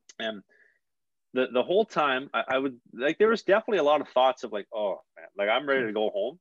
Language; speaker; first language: English; native; English